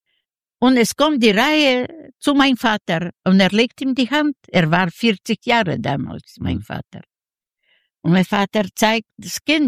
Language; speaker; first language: German; non-native, fluent; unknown